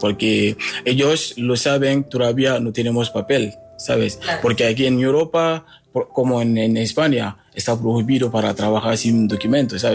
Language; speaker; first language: Spanish; non-native, learner; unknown